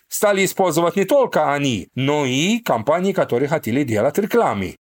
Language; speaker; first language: Russian; non-native, fluent; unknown